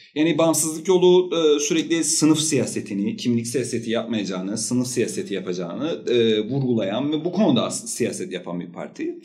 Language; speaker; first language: Turkish; native; Turkish